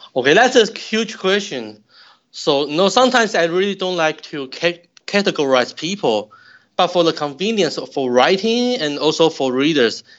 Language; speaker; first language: English; non-native, fluent; Chinese